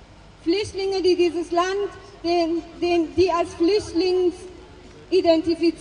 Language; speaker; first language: German; non-native, fluent; Persian